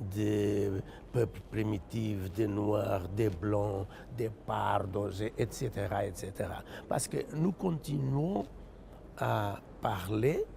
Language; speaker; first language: French; non-native, fluent; Portuguese